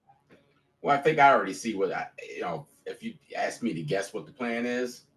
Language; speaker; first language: English; native; English